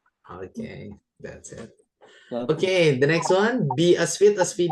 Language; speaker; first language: English; non-native, fluent; Indonesian